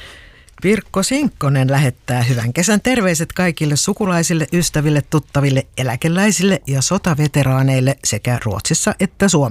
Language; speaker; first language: Finnish; native; Finnish